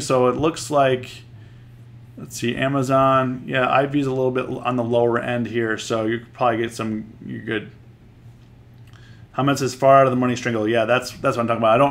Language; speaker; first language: English; native; English